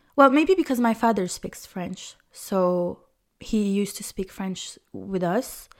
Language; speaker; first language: English; non-native, fluent; French